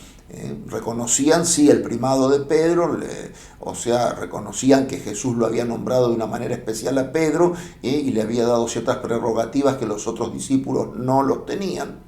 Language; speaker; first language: Spanish; native; Spanish